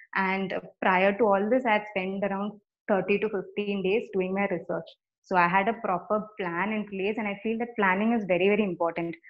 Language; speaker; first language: English; non-native, local second language; Malayalam